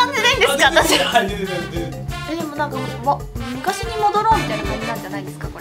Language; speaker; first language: Japanese; native; Japanese